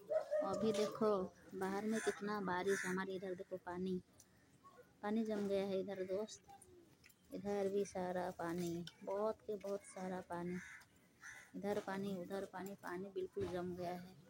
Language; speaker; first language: Hindi; non-native, local second language; Bangla